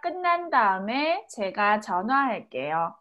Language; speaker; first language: Korean; native; Korean